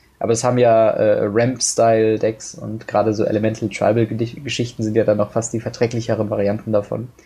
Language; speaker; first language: German; native; German